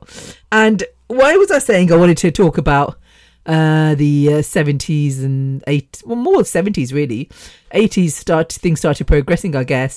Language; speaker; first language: English; native; English